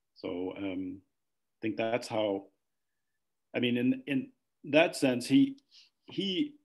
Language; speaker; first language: English; native; English